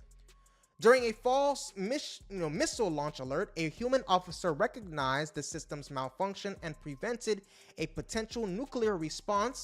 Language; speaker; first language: English; native; English